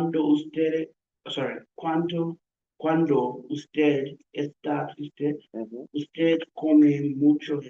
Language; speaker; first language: Spanish; non-native, learner; English